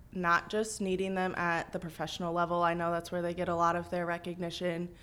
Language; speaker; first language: English; native; English